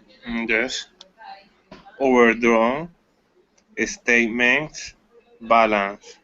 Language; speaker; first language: English; non-native, learner; Spanish